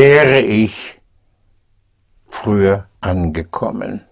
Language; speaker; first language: German; non-native, fluent; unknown